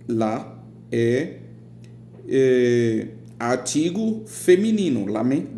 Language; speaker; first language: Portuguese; non-native, fluent; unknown